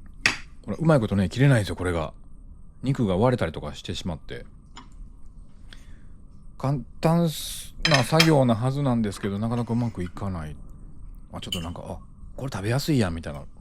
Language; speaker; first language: Japanese; native; Japanese